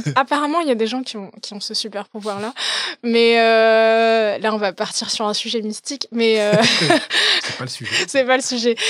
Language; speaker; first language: French; native; French